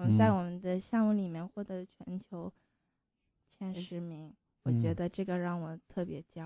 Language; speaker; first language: Chinese; early bilingual, heritage; Chinese